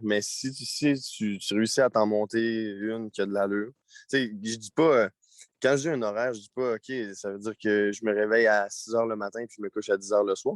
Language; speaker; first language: French; native; French